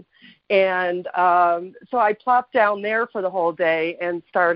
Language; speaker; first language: English; native; English